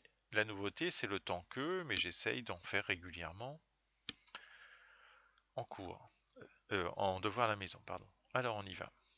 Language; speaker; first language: French; native; French